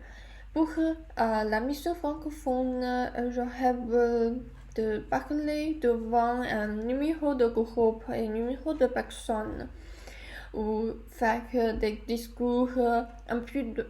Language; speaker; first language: French; non-native, learner; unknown